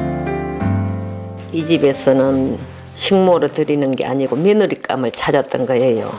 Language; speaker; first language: Korean; native; Korean